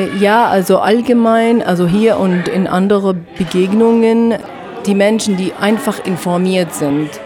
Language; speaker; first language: German; non-native, fluent; Arabic